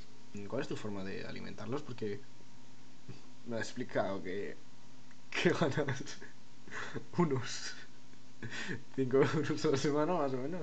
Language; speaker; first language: Spanish; native; Spanish